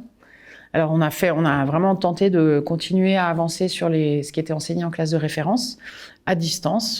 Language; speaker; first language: French; native; French